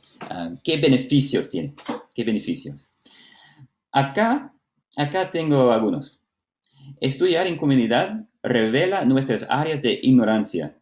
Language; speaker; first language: Spanish; non-native, fluent; Portuguese